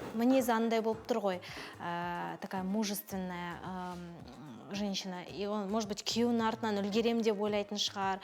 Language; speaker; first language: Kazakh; non-native, local second language; Russian